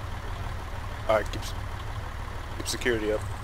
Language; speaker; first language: English; native; English